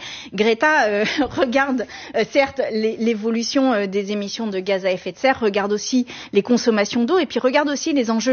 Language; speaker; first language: French; native; French